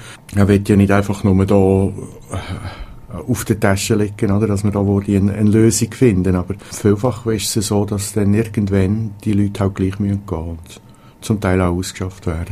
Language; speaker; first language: German; native; German